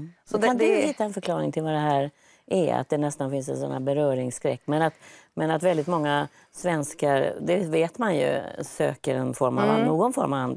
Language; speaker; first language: Swedish; native; Swedish